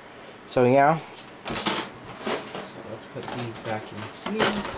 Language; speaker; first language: English; native; English